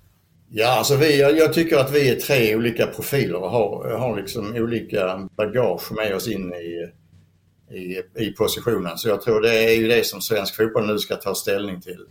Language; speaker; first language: Swedish; native; Swedish